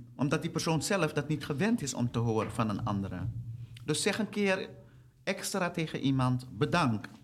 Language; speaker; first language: Dutch; native; Dutch